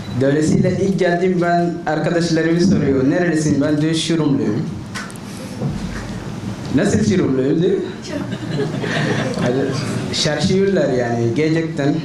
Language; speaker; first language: Turkish; non-native, learner; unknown